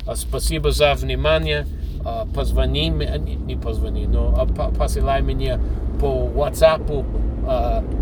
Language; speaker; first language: Russian; non-native, fluent; English